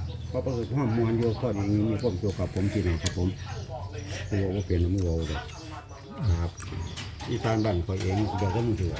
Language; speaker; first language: Thai; non-native, local second language; Northeastern Thai